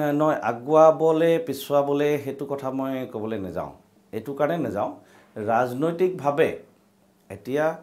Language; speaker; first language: Assamese; native; Assamese